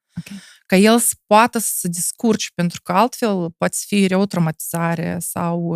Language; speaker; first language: Romanian; non-native, local second language; Russian